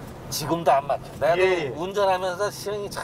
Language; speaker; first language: Korean; native; Korean